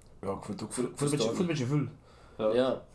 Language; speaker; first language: Dutch; native; Dutch